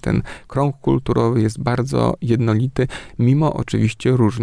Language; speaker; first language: Polish; native; Polish